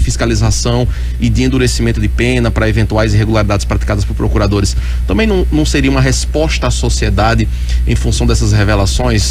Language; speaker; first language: Portuguese; native; Portuguese